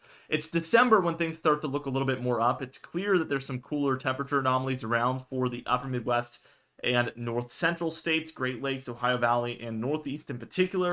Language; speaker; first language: English; native; English